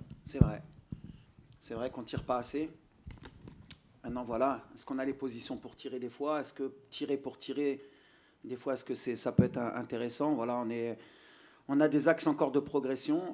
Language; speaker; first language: French; native; French